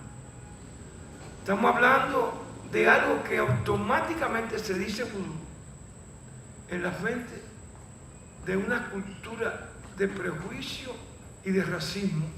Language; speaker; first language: Spanish; native; Spanish